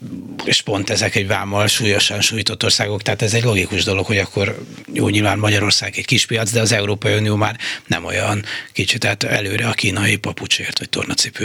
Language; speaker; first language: Hungarian; native; Hungarian